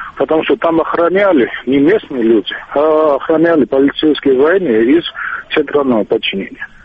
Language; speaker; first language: Russian; non-native, local second language; Georgian